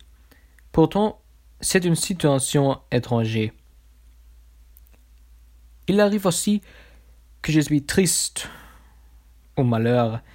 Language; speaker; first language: French; non-native, learner; German